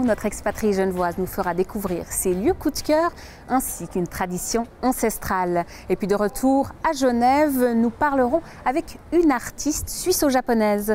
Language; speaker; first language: French; native; French